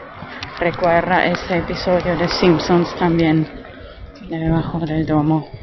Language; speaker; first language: Spanish; non-native, fluent; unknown